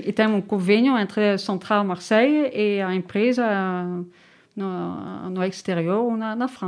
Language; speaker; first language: Portuguese; non-native, learner; Dutch